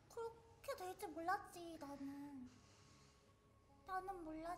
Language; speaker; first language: Korean; native; Korean